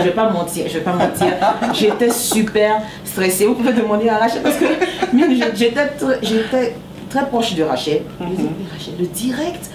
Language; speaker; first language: French; native; French